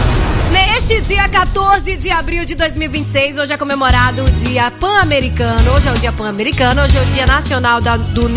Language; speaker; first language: Portuguese; native; Portuguese